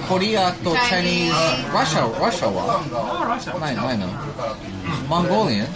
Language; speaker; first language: Japanese; non-native, learner; English